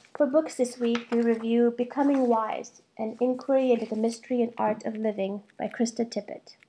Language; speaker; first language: English; early bilingual, other home language; Malayalam